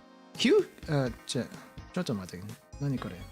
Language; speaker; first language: Japanese; non-native, learner; English